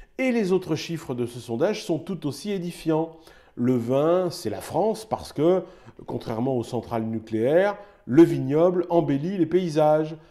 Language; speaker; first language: French; native; French